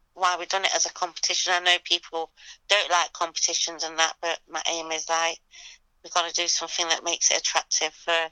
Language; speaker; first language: English; native; English